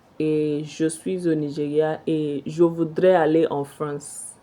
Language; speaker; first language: French; non-native, fluent; Igbo